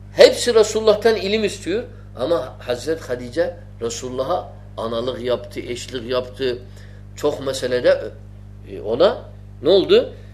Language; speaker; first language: Turkish; non-native, fluent; Arabic